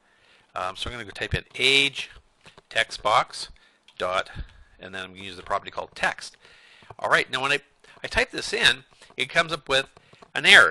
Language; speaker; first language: English; native; English